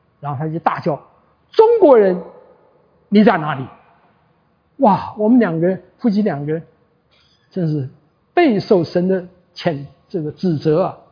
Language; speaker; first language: Chinese; native; Chinese